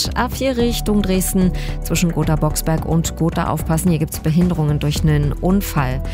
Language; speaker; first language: German; native; German